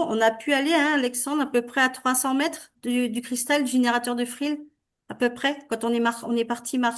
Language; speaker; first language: French; native; French